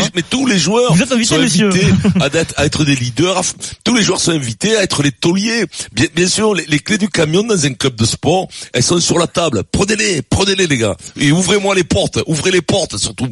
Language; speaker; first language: French; native; French